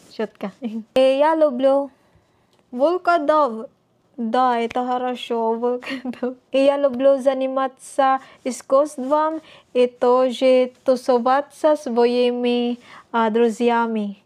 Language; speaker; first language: Russian; non-native, learner; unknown